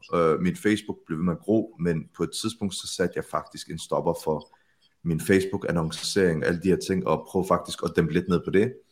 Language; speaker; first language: Danish; early bilingual, other home language; Arabic